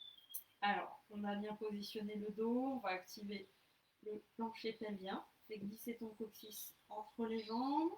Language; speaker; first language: French; native; French